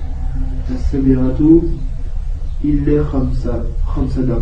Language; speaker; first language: Arabic; non-native, learner; French